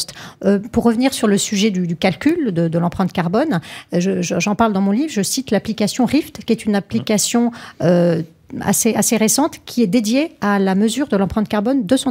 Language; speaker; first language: French; native; French